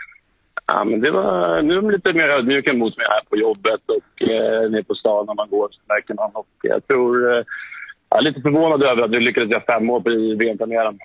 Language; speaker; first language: Swedish; native; Swedish